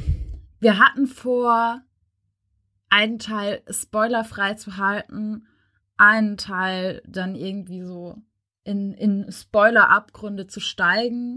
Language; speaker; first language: German; native; German